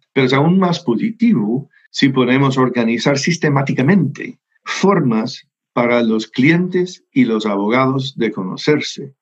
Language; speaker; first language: Spanish; non-native, fluent; English